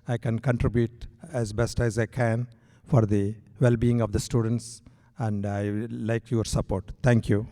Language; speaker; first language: English; non-native, local second language; Telugu